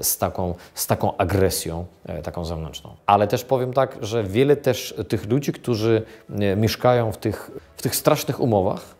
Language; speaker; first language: Polish; non-native, fluent; Ukrainian